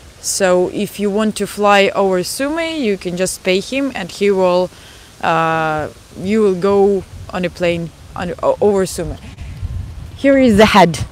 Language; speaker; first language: English; non-native, fluent; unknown